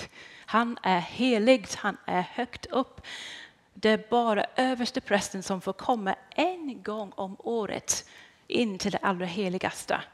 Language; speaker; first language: Swedish; non-native, fluent; English